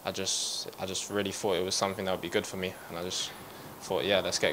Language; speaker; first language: English; native; English